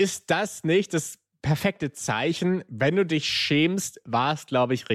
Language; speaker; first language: German; native; German